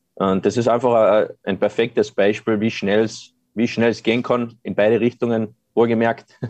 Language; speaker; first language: German; native; German